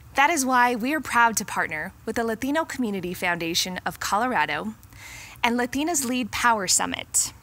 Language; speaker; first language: English; native; English